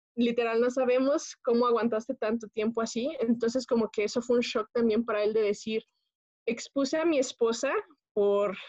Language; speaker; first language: Spanish; native; Spanish